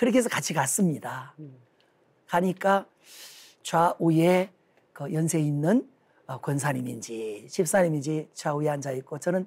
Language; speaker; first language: Korean; native; Korean